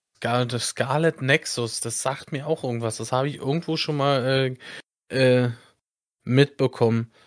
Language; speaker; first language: German; native; German